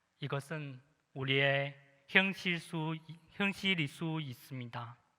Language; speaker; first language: Korean; non-native, fluent; Chinese